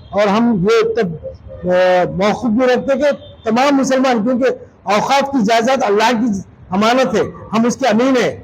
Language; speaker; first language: Urdu; native; Urdu